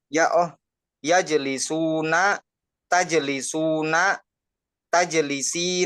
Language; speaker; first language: Arabic; non-native, learner; Indonesian